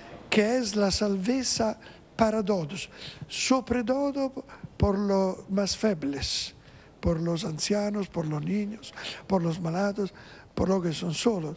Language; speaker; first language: Spanish; non-native, fluent; Italian